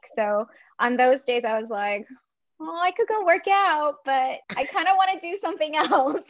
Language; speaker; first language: English; non-native, fluent; Chinese